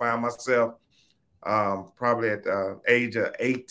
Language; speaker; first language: English; native; English